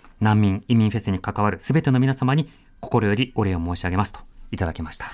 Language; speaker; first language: Japanese; native; Japanese